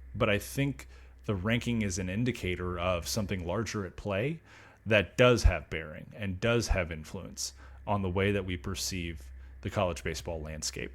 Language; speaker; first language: English; native; English